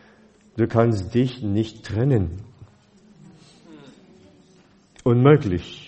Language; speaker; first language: German; non-native, fluent; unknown